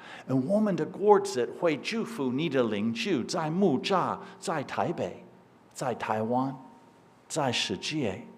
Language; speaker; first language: Chinese; non-native, fluent; English